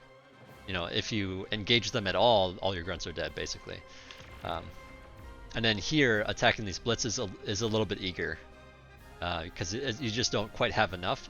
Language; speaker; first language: English; native; English